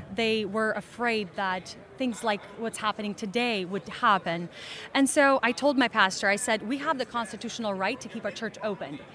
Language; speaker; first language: English; early bilingual, other home language; Russian